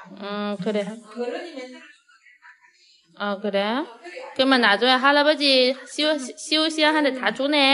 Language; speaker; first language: Korean; non-native, fluent; Chinese